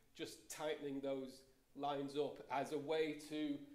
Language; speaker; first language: English; native; English